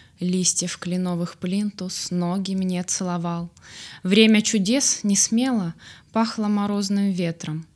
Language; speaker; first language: Russian; native; Russian